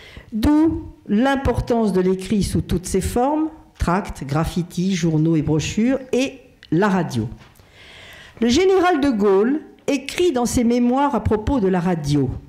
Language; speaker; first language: French; native; French